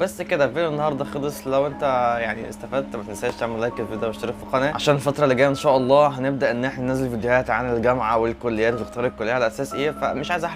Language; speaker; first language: Arabic; native; Arabic